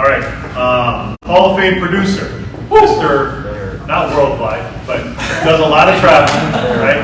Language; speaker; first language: English; native; English